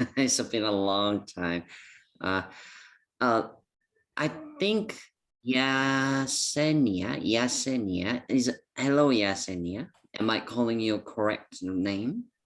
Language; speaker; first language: English; non-native, fluent; Korean